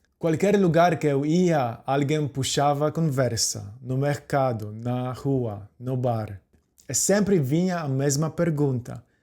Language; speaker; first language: Portuguese; non-native, fluent; Polish